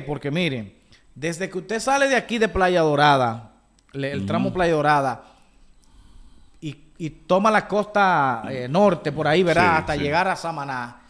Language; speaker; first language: Spanish; native; Spanish